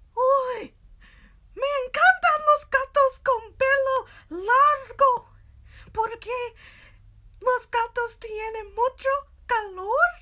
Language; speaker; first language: Spanish; non-native, learner; English